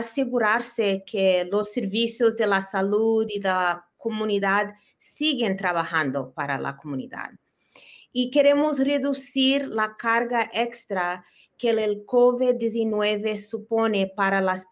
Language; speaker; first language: Spanish; early bilingual, heritage; Spanish